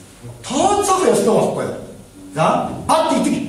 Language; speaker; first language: Mongolian; non-native, fluent; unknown